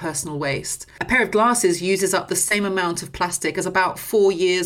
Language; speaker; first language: English; native; English